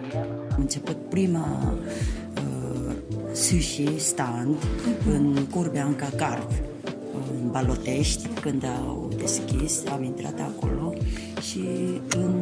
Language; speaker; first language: Romanian; non-native, learner; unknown